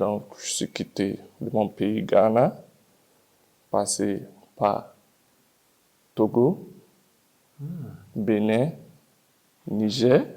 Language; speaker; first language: French; non-native, learner; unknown